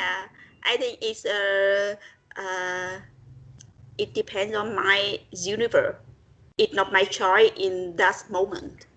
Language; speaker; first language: English; non-native, learner; Vietnamese